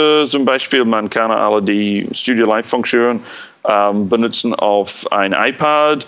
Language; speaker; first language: German; non-native, fluent; English